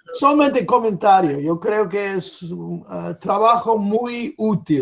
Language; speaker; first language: Spanish; non-native, fluent; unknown